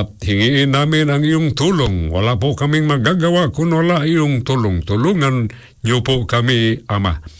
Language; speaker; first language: Filipino; non-native, local second language; Cebuano